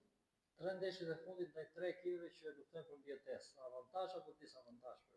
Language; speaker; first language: Albanian; native; Albanian